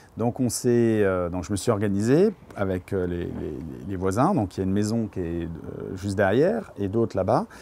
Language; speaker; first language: French; native; French